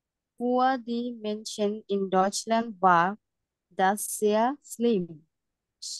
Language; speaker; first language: German; non-native, learner; Bangla